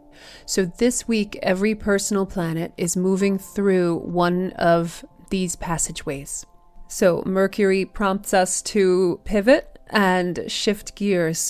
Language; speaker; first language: English; native; English